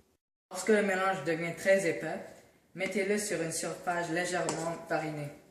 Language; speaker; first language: French; non-native, learner; English